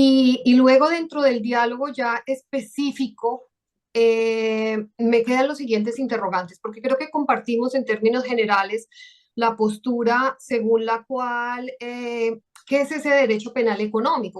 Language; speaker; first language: Spanish; native; Spanish